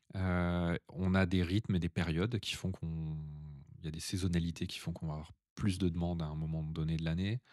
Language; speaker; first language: French; native; French